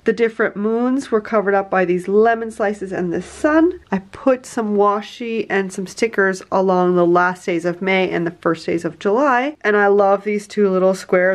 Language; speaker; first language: English; native; English